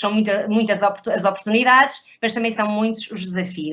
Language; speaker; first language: Portuguese; native; Portuguese